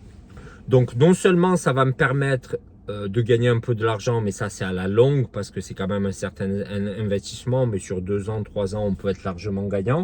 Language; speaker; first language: French; native; French